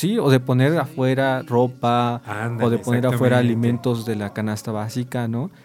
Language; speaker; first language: Spanish; native; Spanish